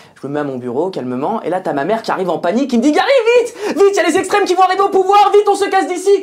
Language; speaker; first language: French; native; French